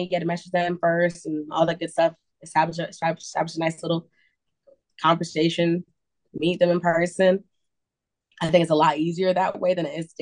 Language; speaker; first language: English; native; English